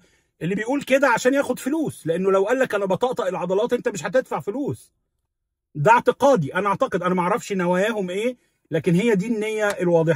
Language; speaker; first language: Arabic; native; Arabic